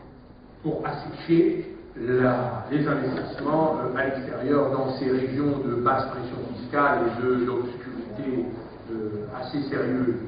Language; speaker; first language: French; native; French